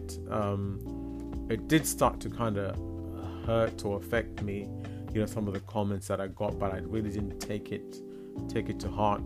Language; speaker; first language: English; non-native, local second language; Shona